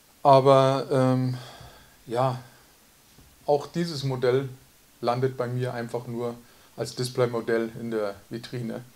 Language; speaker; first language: German; native; German